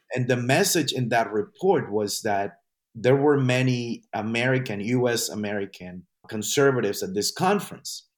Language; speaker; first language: English; non-native, fluent; Spanish